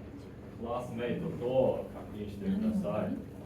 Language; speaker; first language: Japanese; non-native, learner; English